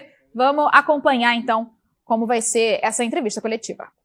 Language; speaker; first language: Portuguese; native; Portuguese